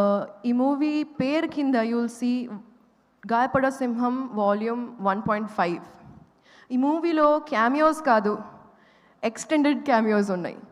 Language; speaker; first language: Telugu; non-native, local second language; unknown